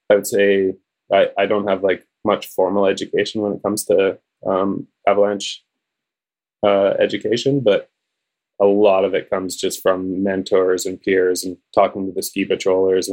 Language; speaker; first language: English; native; English